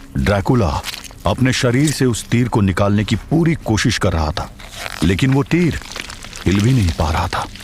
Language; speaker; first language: Hindi; native; Hindi